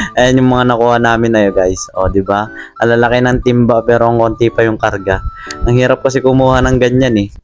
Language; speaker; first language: Filipino; non-native, local second language; Iloko